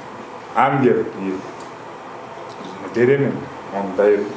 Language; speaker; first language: Russian; non-native, learner; Kyrgyz